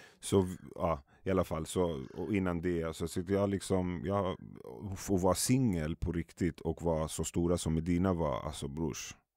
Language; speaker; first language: Swedish; early bilingual, other home language; Arabic